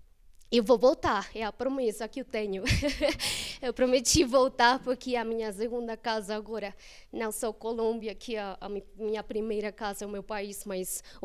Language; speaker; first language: Portuguese; non-native, fluent; Spanish